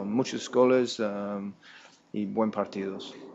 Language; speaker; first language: Spanish; non-native, fluent; English